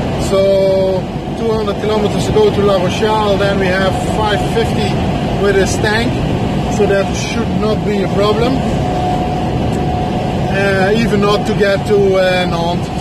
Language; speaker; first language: English; non-native, fluent; Dutch